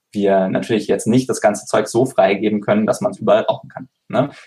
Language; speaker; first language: German; native; German